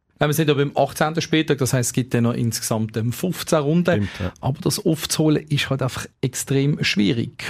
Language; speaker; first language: German; native; German